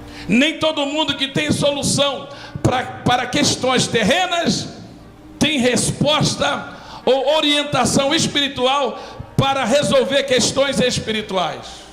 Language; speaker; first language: Portuguese; native; Portuguese